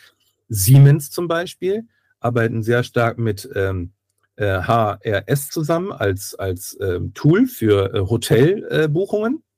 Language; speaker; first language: German; native; German